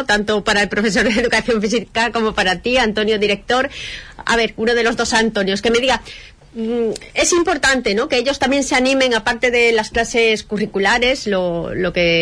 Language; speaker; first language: Spanish; native; Spanish